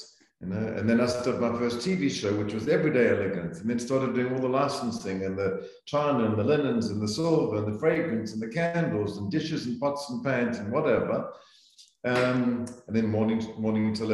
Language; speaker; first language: English; native; English